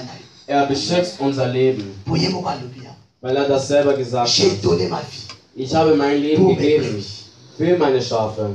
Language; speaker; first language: German; non-native, fluent; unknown